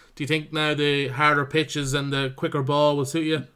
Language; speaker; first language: English; native; English